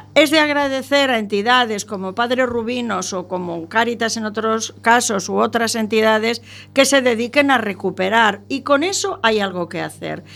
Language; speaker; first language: Spanish; native; Spanish